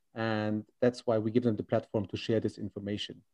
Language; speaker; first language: English; non-native, fluent; German